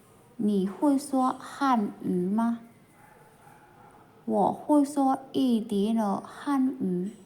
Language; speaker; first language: Chinese; non-native, fluent; Khmer